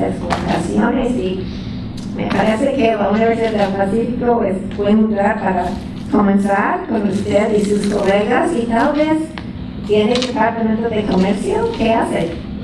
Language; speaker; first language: Spanish; non-native, fluent; English